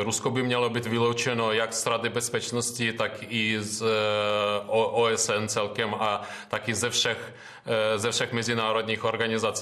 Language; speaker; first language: Czech; non-native, fluent; Ukrainian